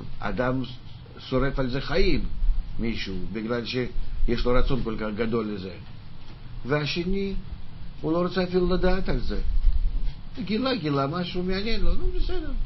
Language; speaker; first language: Hebrew; non-native, fluent; Russian